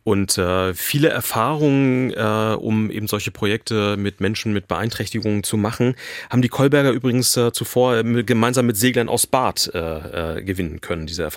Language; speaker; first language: German; native; German